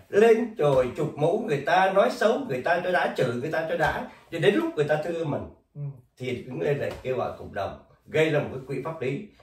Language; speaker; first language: Vietnamese; native; Vietnamese